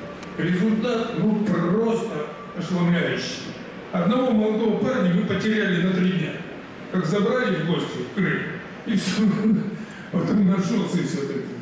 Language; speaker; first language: Russian; native; Russian